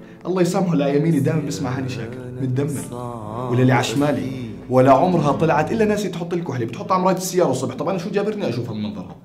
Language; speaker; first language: Arabic; native; Arabic